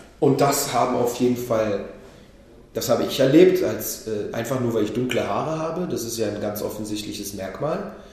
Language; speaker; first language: German; early bilingual, other home language; Hebrew